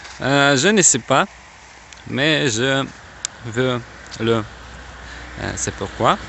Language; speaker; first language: French; non-native, learner; Russian